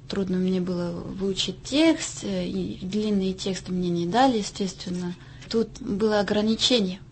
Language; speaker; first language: Russian; non-native, fluent; French